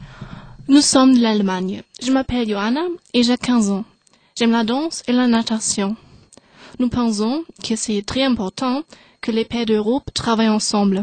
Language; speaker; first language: French; non-native, learner; German